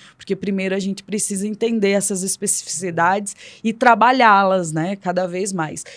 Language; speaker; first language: Portuguese; native; Portuguese